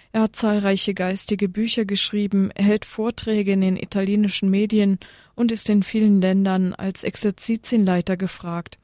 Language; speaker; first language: German; native; German